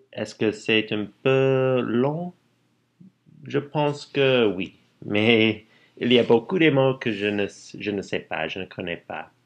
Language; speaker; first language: French; non-native, learner; English